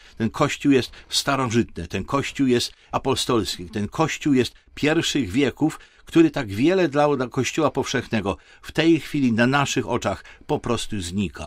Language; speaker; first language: Polish; native; Polish